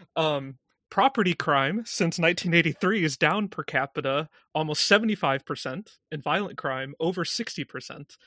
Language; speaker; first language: English; native; English